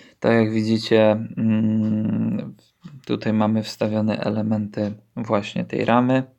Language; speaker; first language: Polish; native; Polish